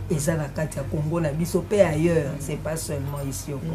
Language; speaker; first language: French; non-native, local second language; Lingala